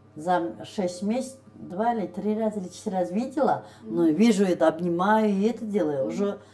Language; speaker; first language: Russian; non-native, local second language; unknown